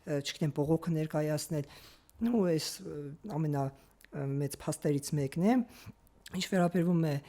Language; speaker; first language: Armenian; native; Armenian